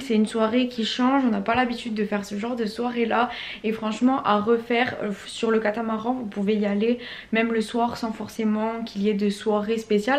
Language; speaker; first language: French; native; French